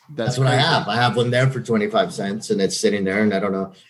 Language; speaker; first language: English; native; English